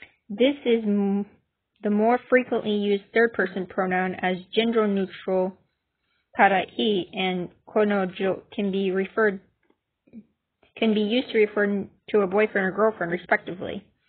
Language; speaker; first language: English; native; English